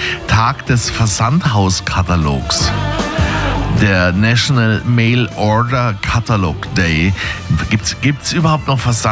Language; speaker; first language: German; non-native, local second language; Luxembourgish